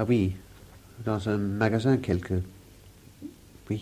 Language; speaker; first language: French; non-native, fluent; English